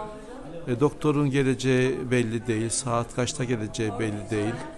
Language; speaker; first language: Turkish; native; Turkish